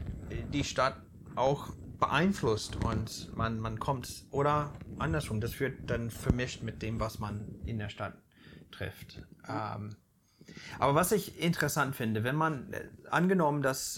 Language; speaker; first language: German; non-native, fluent; English